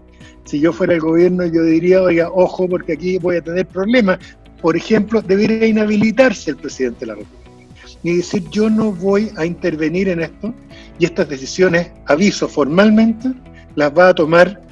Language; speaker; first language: Spanish; native; Spanish